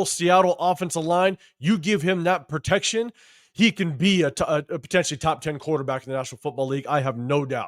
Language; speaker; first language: English; native; English